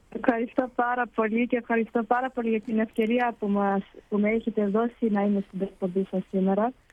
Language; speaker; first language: Greek; early bilingual, heritage; Greek